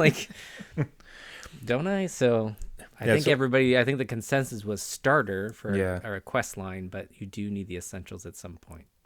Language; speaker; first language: English; native; English